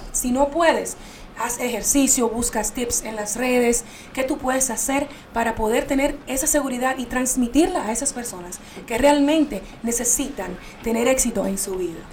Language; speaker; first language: Spanish; native; Spanish